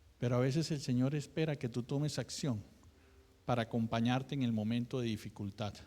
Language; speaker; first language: Spanish; native; Spanish